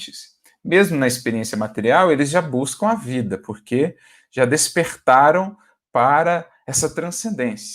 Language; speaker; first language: Portuguese; native; Portuguese